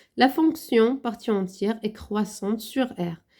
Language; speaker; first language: French; non-native, local second language; Arabic